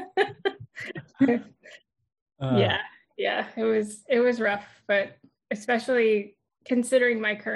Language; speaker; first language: English; native; English